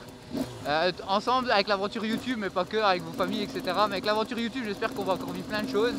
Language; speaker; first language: French; native; French